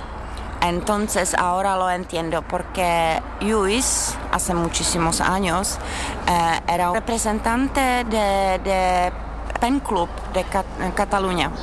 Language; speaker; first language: Spanish; non-native, learner; Czech